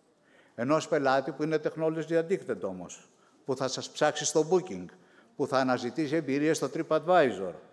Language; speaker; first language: Greek; native; Greek